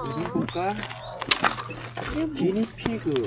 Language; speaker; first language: Korean; native; Korean